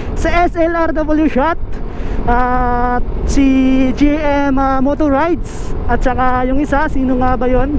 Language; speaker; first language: Filipino; non-native, local second language; Waray